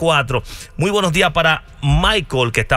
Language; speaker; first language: Spanish; native; Spanish